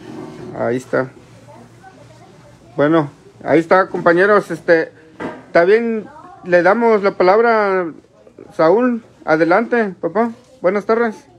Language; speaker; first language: Spanish; native; Spanish